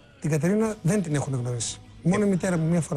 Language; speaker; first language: Greek; native; Greek